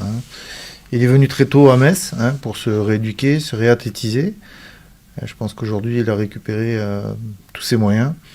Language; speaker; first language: French; native; French